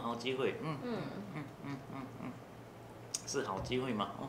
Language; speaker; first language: Chinese; non-native, learner; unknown